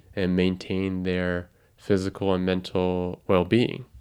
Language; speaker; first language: English; non-native, fluent; Japanese